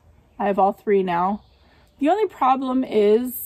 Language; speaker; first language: English; native; English